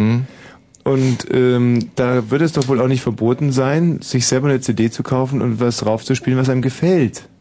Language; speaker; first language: German; native; German